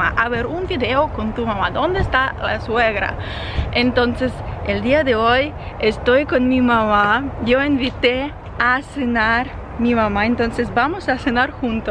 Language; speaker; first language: Spanish; non-native, fluent; Russian